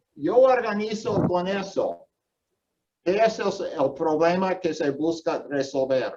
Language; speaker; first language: Spanish; non-native, fluent; English